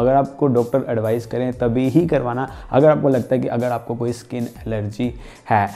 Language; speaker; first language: Hindi; non-native, local second language; Punjabi